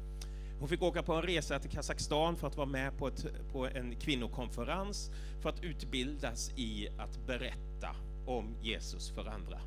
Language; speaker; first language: Swedish; native; Swedish